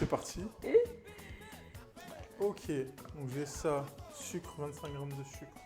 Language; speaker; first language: French; native; French